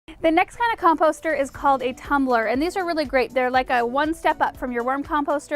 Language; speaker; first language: English; native; English